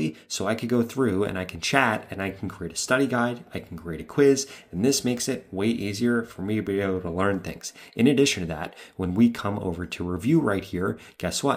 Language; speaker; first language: English; native; English